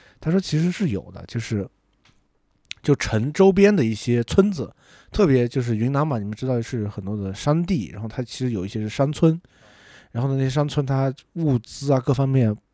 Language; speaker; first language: Chinese; native; Chinese